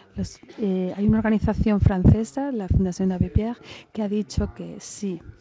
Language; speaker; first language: Spanish; non-native, fluent; English